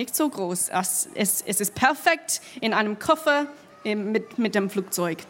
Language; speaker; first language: German; non-native, fluent; English